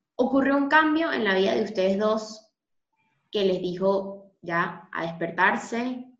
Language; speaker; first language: Spanish; native; Spanish